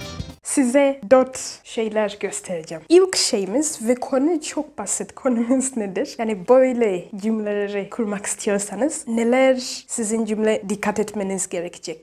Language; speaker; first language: Turkish; non-native, learner; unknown